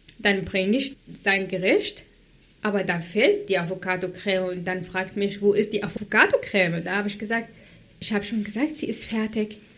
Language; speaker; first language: German; non-native, fluent; Arabic